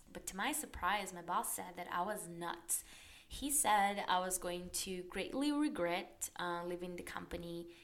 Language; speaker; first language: English; non-native, fluent; Portuguese